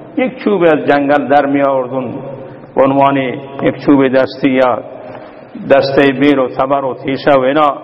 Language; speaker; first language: Persian; non-native, local second language; Baluchi